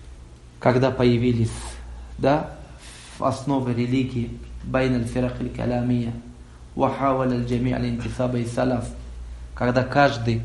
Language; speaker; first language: Russian; non-native, local second language; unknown